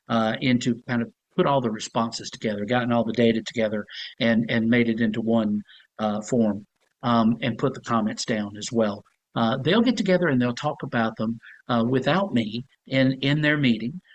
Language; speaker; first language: English; native; English